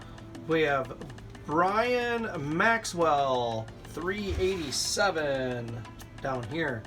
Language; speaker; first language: English; native; English